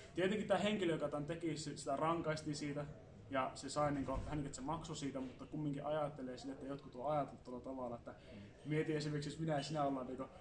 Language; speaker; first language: Finnish; early bilingual, other home language; Assyrian Neo-Aramaic